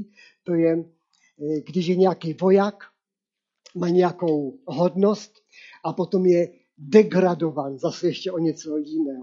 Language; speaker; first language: Czech; non-native, local second language; Polish